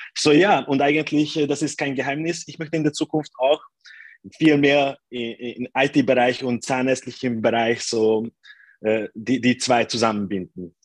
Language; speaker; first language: German; non-native, fluent; Hungarian